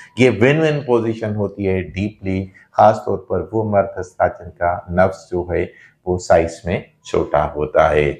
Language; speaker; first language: Urdu; non-native, local second language; Sindhi